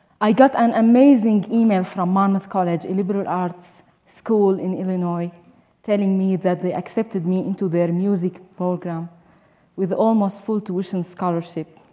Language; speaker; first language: English; non-native, fluent; Arabic